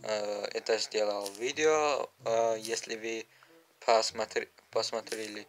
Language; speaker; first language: Russian; non-native, learner; Uzbek